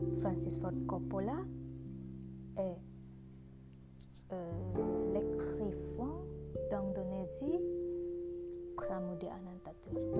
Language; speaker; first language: French; non-native, learner; Indonesian